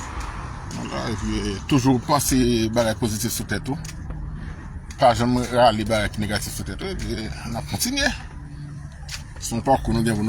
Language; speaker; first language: French; non-native, learner; Haitian Creole